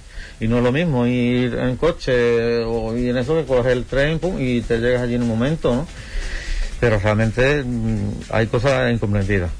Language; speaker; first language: Spanish; native; Spanish